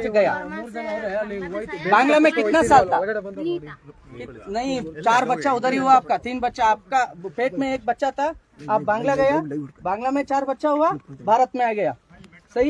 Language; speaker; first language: Hindi; non-native, local second language; Kannada